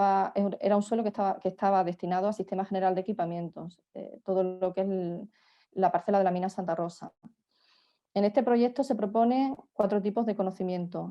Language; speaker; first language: Spanish; native; Spanish